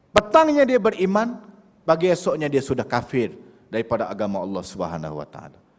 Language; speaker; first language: Malay; native; Malay